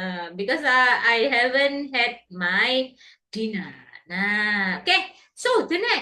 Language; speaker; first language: English; non-native, fluent; Indonesian